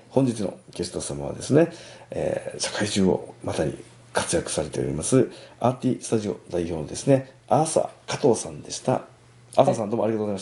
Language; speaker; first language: Japanese; native; Japanese